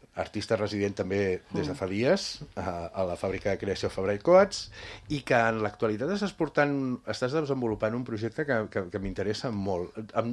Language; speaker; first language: Catalan; native; Catalan